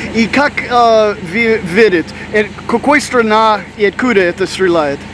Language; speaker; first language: Russian; non-native, learner; English